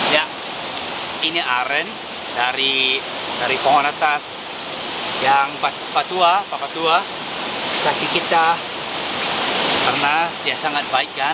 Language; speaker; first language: Indonesian; non-native, learner; English